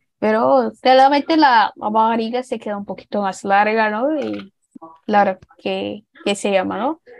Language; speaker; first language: Spanish; non-native, learner; Portuguese